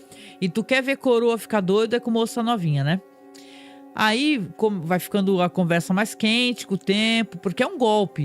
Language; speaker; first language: Portuguese; native; Portuguese